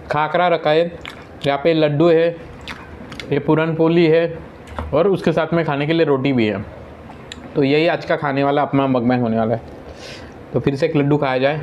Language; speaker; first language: Hindi; non-native, local second language; Marathi